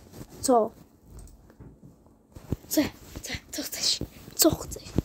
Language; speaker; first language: Czech; early bilingual, other home language; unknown